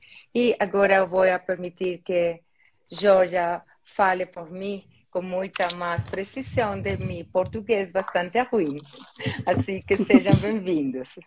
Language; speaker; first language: Portuguese; non-native, learner; Spanish